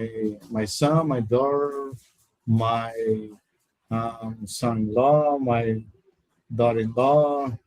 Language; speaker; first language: English; non-native, learner; Portuguese